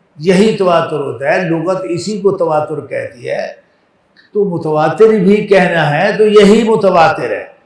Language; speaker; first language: Urdu; non-native, local second language; Punjabi